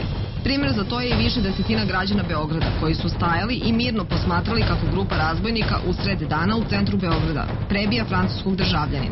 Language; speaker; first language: Serbian; native; Serbian